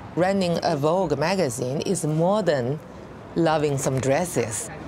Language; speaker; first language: English; non-native, fluent; Chinese